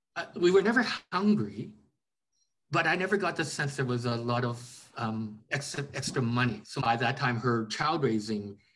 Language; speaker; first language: English; native; English